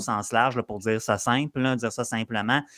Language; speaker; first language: French; native; French